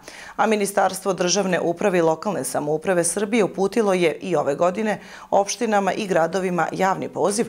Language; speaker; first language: Serbian; native; Serbian